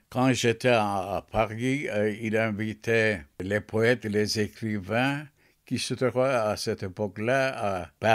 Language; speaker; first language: French; non-native, fluent; Turkish